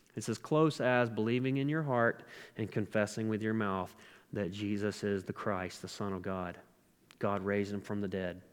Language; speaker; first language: English; native; English